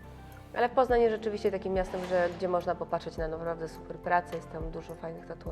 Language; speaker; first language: Polish; native; Polish